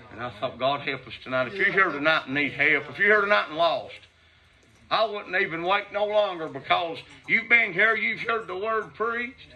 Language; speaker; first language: English; native; English